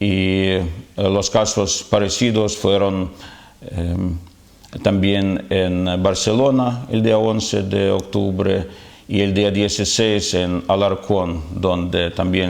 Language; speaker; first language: Spanish; non-native, fluent; Ukrainian